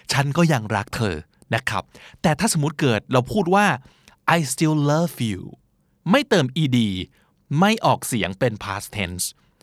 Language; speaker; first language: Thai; native; Thai